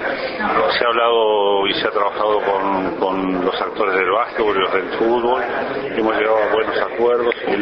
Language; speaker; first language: Spanish; native; Spanish